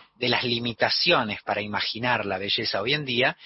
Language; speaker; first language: Spanish; native; Spanish